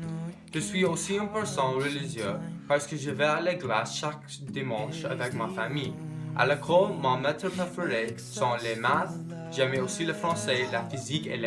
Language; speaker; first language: French; non-native, local second language; English